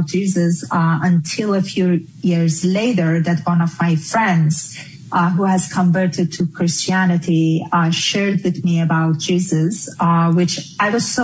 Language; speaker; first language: English; non-native, fluent; Persian